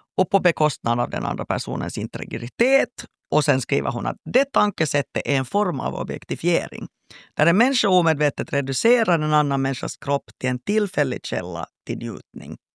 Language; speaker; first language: Swedish; native; Swedish